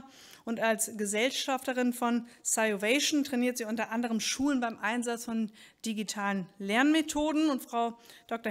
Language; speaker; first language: German; native; German